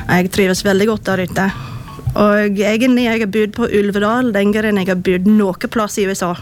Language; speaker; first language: Norwegian; non-native, fluent; English